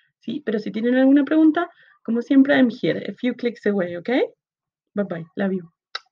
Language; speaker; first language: Spanish; native; Spanish